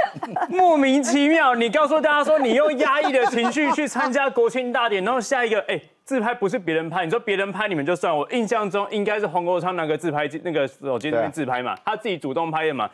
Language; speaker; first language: Chinese; native; Chinese